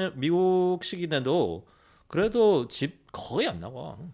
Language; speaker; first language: Korean; early bilingual, heritage; Korean